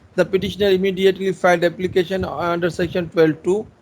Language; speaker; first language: English; non-native, local second language; Urdu